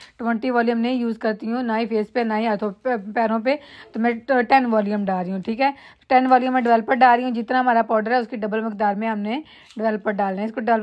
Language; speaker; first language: Urdu; non-native, local second language; Punjabi